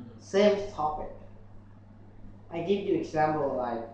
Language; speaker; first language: English; non-native, learner; Vietnamese